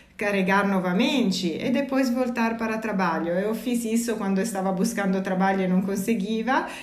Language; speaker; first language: Portuguese; non-native, fluent; Italian